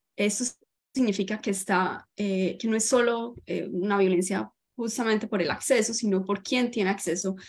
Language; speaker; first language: Spanish; native; Spanish